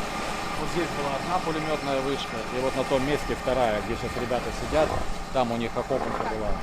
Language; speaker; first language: Russian; native; Russian